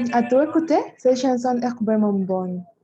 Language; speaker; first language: French; non-native, learner; Spanish